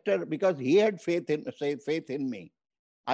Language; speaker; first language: English; non-native, local second language; Hindi